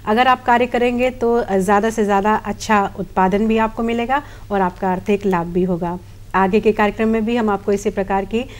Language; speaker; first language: Hindi; native; Hindi